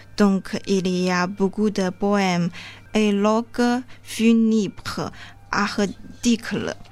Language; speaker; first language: French; non-native, learner; Chinese